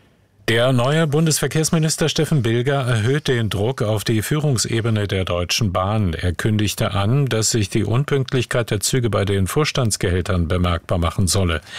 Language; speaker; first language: German; native; German